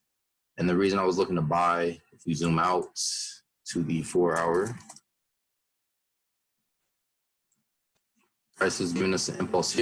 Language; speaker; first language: English; native; English